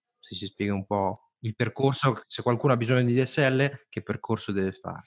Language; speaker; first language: Italian; native; Italian